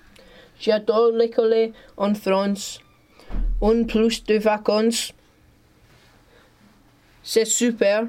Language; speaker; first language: French; non-native, learner; English